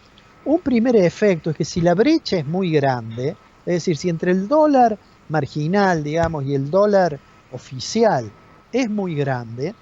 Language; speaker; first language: Spanish; native; Spanish